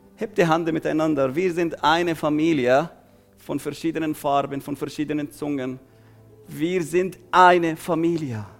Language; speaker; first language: German; non-native, fluent; Arabic